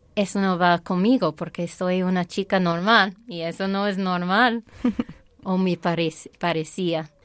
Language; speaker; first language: Spanish; non-native, fluent; English